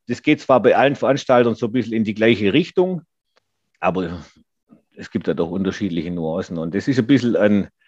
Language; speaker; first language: German; native; German